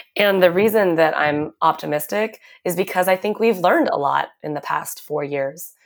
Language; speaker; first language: English; native; English